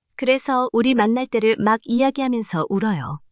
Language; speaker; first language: Korean; non-native, learner; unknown